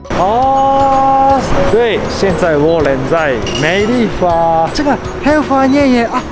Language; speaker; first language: Chinese; non-native, fluent; Japanese